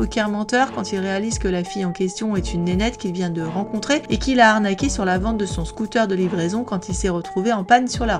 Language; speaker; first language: French; native; French